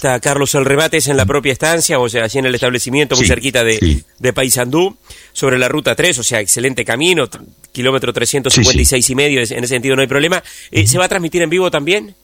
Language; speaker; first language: Spanish; native; Spanish